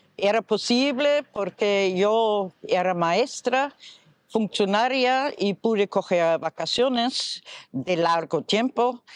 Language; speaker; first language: Spanish; non-native, fluent; German